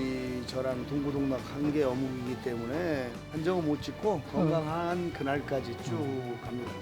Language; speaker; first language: Korean; native; Korean